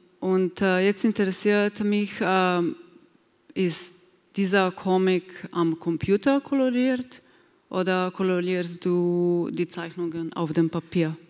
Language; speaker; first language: German; non-native, fluent; Slovenian